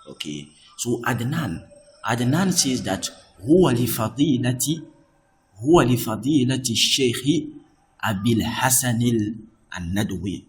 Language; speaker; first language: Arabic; non-native, fluent; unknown